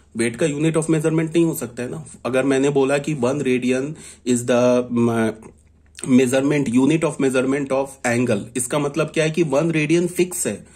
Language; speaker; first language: Hindi; native; Hindi